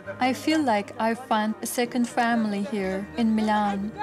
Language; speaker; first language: English; non-native, fluent; Turkish